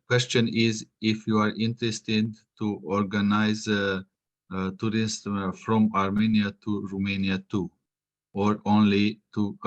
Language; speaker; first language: English; non-native, fluent; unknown